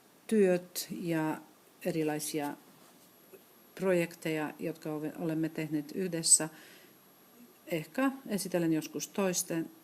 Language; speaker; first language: Finnish; non-native, fluent; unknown